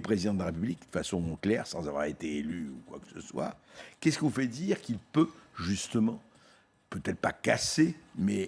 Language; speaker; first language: French; native; French